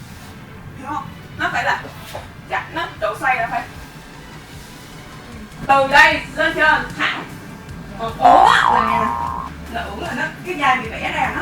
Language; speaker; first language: Vietnamese; native; Vietnamese